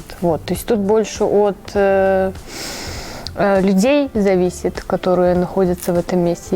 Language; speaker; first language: Russian; native; Russian